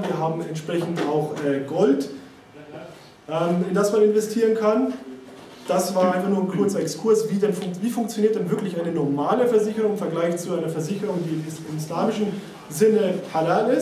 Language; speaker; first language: German; native; German